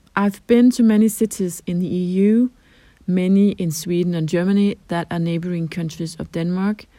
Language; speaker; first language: English; non-native, fluent; Danish